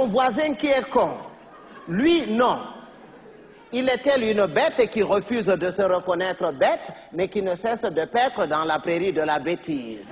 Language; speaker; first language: French; non-native, local second language; Fula